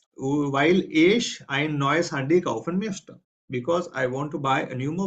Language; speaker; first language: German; non-native, fluent; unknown